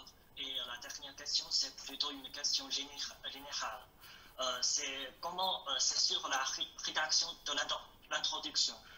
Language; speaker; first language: French; non-native, learner; Chinese